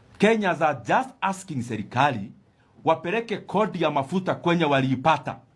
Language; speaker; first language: Swahili; non-native, local second language; Kikuyu